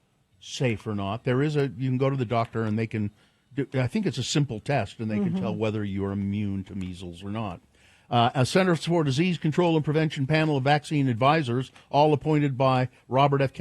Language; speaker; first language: English; native; English